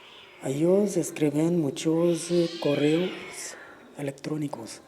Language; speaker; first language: Spanish; non-native, learner; Urdu